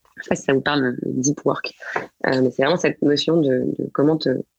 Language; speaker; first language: French; native; French